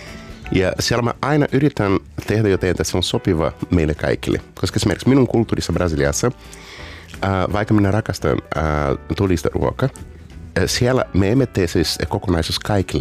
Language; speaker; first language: Finnish; non-native, fluent; Portuguese